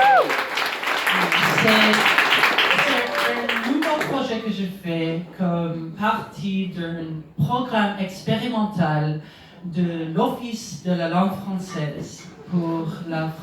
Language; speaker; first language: French; non-native, learner; English